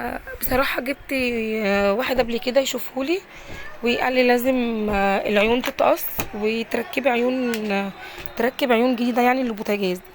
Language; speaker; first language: Arabic; native; Arabic